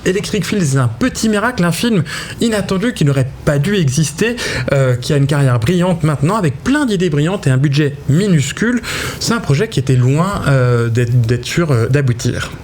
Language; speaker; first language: French; native; French